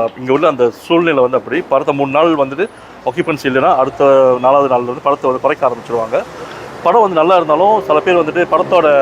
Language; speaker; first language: Tamil; native; Tamil